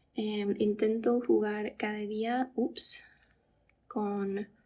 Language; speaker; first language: Spanish; non-native, fluent; English